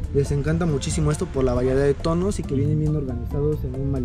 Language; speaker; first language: Spanish; native; Spanish